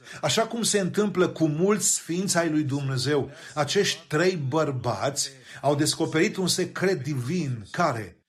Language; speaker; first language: Romanian; native; Romanian